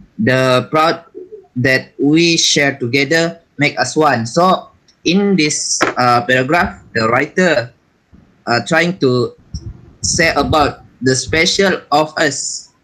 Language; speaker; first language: English; non-native, learner; Malay